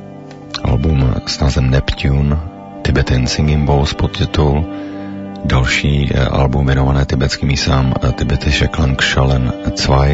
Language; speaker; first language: Czech; native; Czech